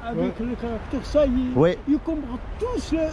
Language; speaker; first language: French; non-native, learner; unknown